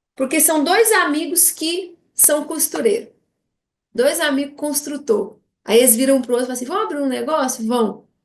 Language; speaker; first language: Portuguese; native; Portuguese